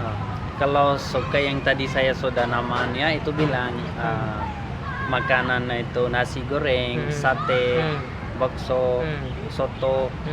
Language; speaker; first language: Indonesian; non-native, learner; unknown